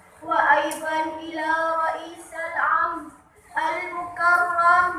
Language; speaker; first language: Arabic; non-native, learner; Achinese